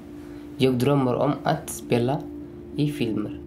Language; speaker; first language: Swedish; non-native, learner; Tigrinya